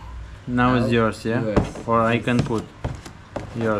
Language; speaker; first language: English; non-native, learner; Russian